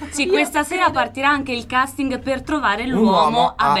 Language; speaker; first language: Italian; native; Italian